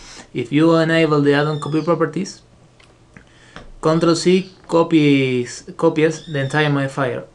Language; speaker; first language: English; non-native, fluent; Spanish